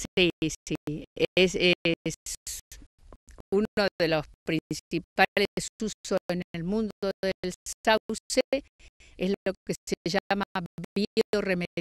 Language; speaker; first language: Spanish; native; Spanish